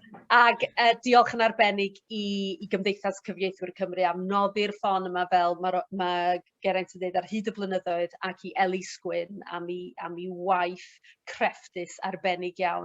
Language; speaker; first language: Welsh; native; Welsh